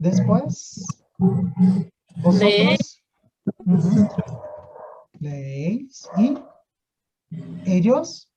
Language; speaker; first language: Spanish; non-native, fluent; Portuguese